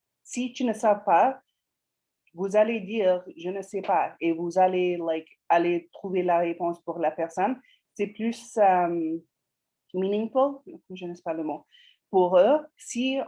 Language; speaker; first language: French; non-native, fluent; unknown